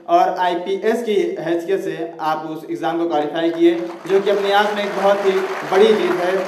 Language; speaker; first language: Urdu; native; Urdu